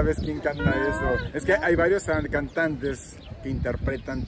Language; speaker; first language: Spanish; native; Spanish